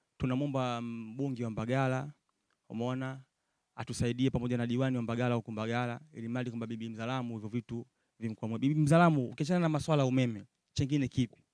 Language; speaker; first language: Swahili; native; Swahili